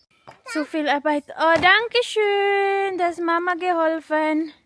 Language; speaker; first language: German; non-native, learner; Filipino